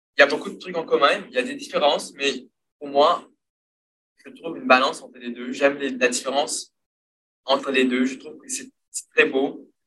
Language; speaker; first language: French; non-native, local second language; Morisyen